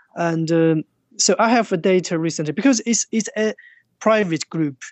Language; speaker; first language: English; non-native, fluent; Chinese